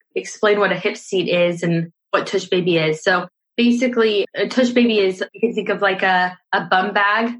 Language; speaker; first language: English; native; English